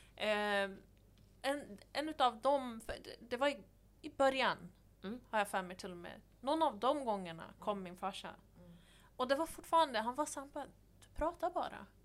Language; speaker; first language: Swedish; early bilingual, other home language; Persian